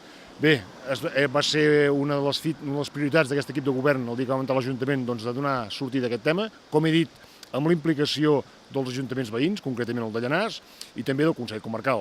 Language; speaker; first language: Catalan; native; Catalan